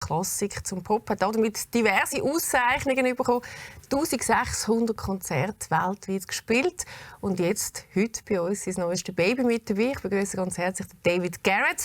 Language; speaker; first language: German; native; German